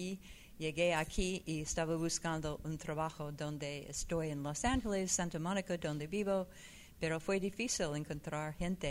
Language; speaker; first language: Spanish; non-native, fluent; English